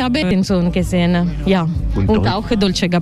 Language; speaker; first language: German; non-native, learner; Italian